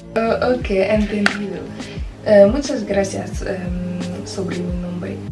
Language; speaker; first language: Spanish; non-native, learner; French